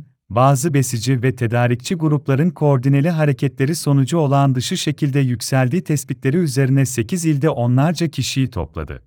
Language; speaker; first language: Turkish; native; Turkish